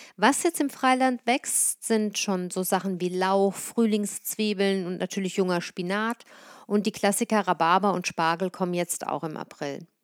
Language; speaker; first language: German; native; German